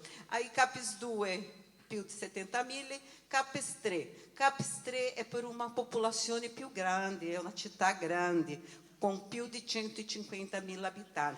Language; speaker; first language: Italian; non-native, learner; Portuguese